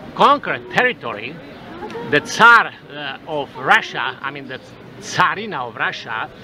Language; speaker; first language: English; non-native, fluent; Slovak